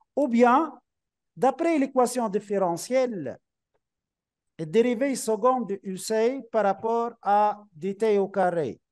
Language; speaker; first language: French; non-native, local second language; Arabic